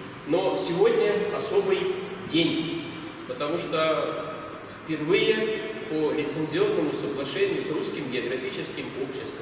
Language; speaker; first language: Russian; native; Russian